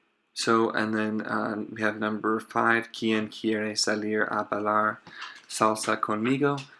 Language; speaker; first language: Spanish; non-native, fluent; English